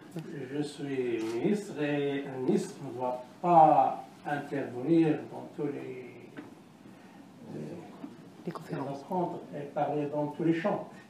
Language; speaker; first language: French; non-native, learner; Arabic